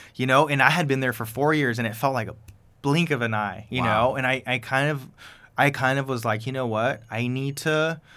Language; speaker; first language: English; early bilingual, other home language; Spanish